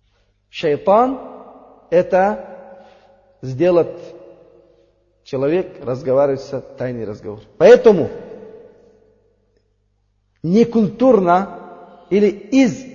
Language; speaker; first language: Russian; non-native, learner; Uzbek